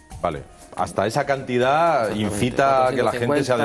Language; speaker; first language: Spanish; native; Spanish